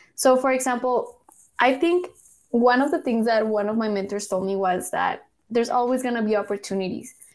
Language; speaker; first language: English; early bilingual, other home language; Spanish